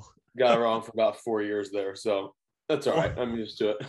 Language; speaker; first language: English; native; English